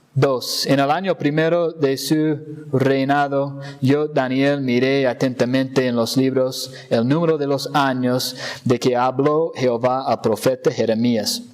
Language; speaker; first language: Spanish; non-native, fluent; English